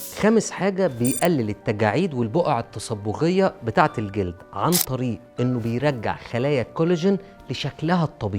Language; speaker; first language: Arabic; native; Arabic